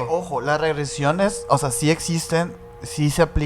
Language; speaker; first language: Spanish; native; Spanish